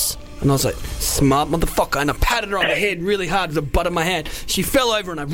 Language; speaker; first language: English; native; English